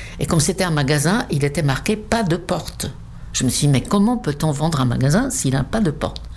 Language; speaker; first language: French; non-native, fluent; Czech